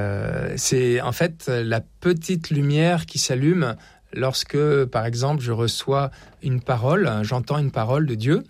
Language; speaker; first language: French; native; French